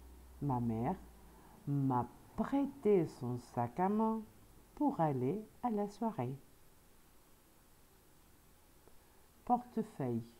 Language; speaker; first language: French; non-native, fluent; Spanish